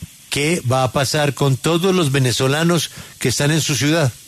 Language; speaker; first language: Spanish; native; Spanish